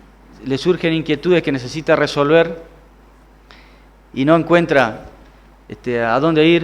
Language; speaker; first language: Spanish; native; Spanish